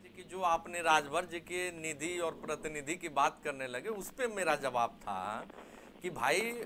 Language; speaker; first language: Hindi; native; Hindi